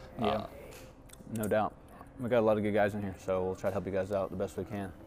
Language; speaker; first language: English; native; English